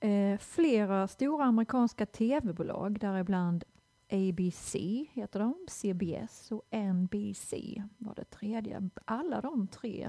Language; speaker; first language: Swedish; native; Swedish